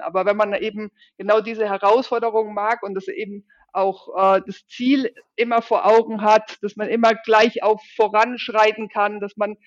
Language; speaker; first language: German; native; German